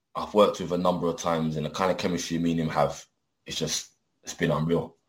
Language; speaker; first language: English; native; English